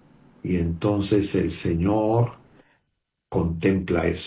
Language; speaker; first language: Spanish; native; Spanish